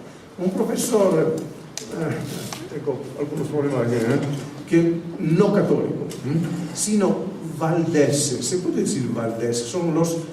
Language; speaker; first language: Spanish; non-native, fluent; Italian